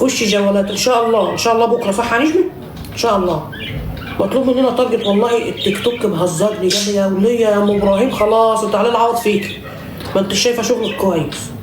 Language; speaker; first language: Arabic; native; Arabic